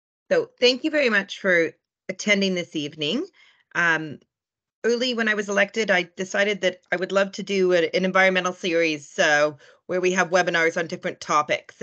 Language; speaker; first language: English; native; English